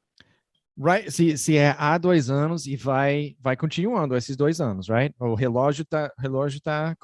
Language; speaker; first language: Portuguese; non-native, fluent; English